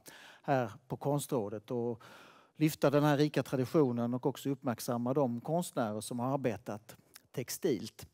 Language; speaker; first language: Swedish; native; Swedish